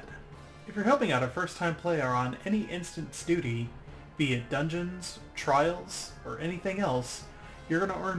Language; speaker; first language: English; native; English